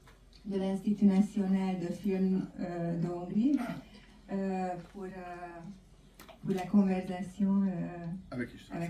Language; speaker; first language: French; non-native, fluent; Hungarian